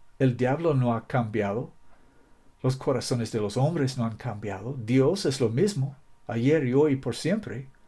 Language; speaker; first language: Spanish; non-native, fluent; English